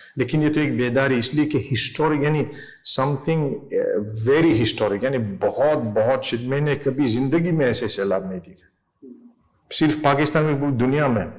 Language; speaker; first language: Urdu; non-native, fluent; English